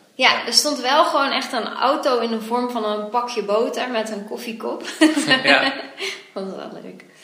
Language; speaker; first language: Dutch; native; Dutch